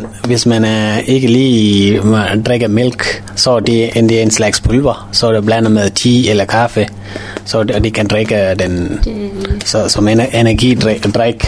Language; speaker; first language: Danish; non-native, learner; Tamil